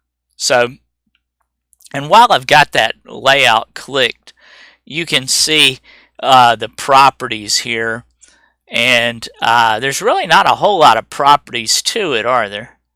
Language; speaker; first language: English; native; English